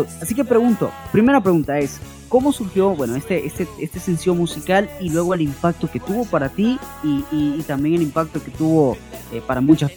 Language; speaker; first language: Spanish; native; Spanish